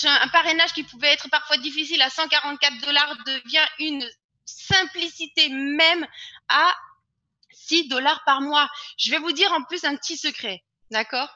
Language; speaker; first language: French; native; French